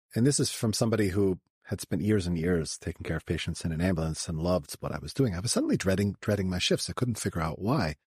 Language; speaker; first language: English; native; English